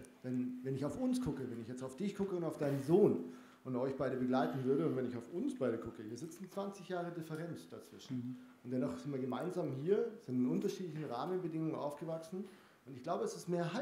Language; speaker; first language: German; native; German